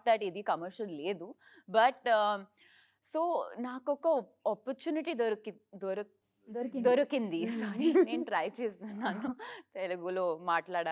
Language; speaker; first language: Telugu; non-native, learner; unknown